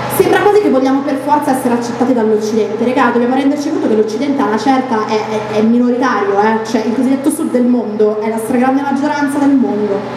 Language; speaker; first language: Italian; early bilingual, other home language; Arabic